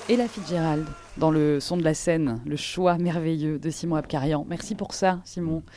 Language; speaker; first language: French; native; French